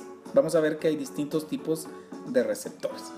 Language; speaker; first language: Spanish; native; Spanish